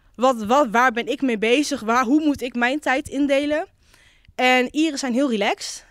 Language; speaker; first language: Dutch; native; Dutch